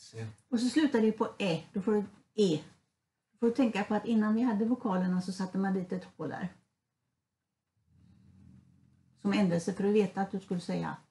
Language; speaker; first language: Swedish; native; Swedish